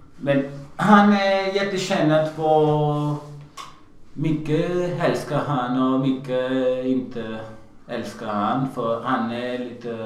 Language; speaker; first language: Swedish; non-native, learner; Portuguese